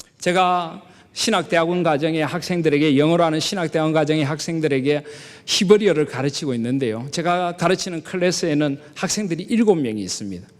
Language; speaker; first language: Korean; native; Korean